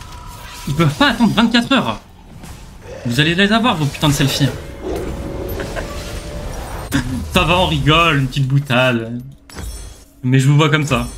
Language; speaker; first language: French; native; French